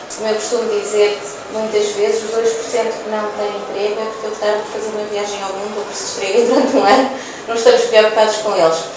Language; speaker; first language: Portuguese; native; Portuguese